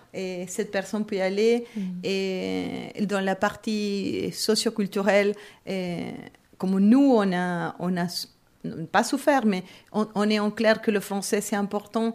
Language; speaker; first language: French; non-native, fluent; Spanish